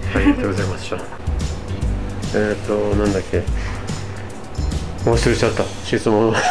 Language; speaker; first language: Japanese; non-native, fluent; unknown